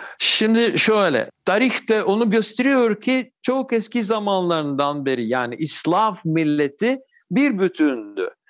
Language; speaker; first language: Turkish; non-native, fluent; Russian